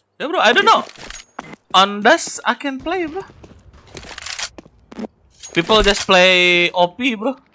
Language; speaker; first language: English; non-native, learner; Sundanese